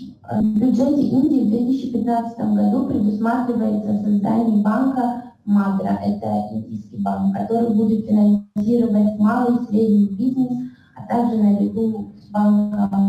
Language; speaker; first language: Russian; native; Russian